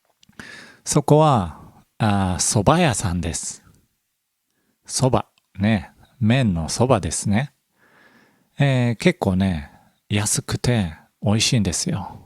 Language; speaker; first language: Japanese; native; Japanese